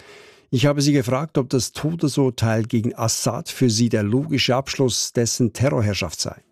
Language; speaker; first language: German; native; German